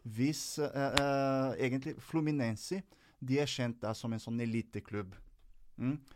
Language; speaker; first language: Norwegian; non-native, fluent; Portuguese